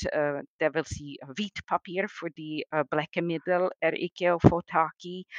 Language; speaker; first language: Norwegian; non-native, fluent; English